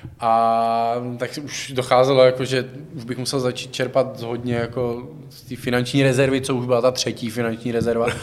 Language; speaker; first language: Czech; native; Czech